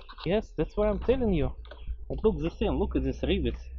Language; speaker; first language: English; non-native, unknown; Russian